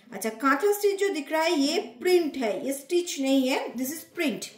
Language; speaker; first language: Hindi; non-native, local second language; Bangla